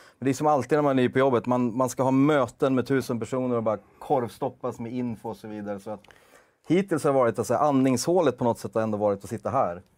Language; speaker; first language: Swedish; native; Swedish